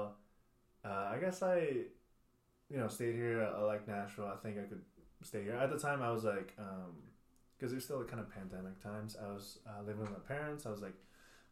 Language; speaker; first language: English; early bilingual, other home language; Chinese